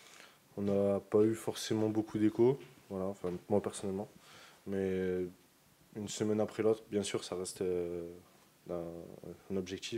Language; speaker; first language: French; native; French